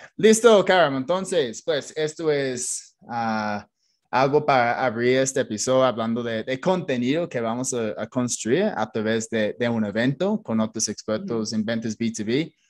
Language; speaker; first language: Spanish; non-native, fluent; English